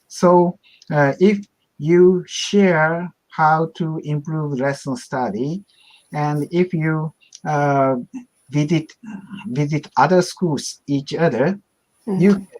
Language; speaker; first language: English; non-native, learner; Japanese